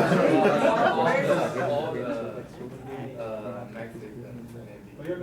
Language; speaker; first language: English; non-native, learner; Chinese